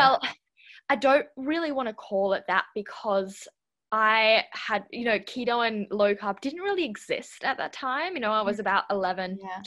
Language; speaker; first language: English; native; English